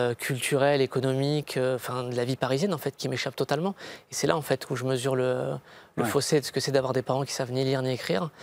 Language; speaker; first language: French; native; French